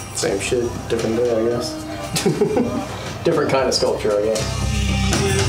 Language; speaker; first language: English; native; English